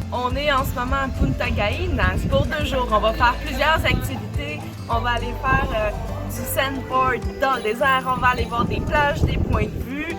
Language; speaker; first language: French; native; French